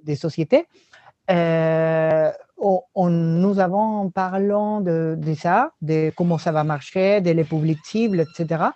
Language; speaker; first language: French; non-native, learner; Spanish